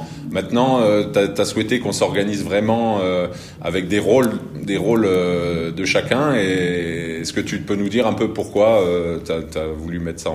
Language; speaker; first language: French; native; French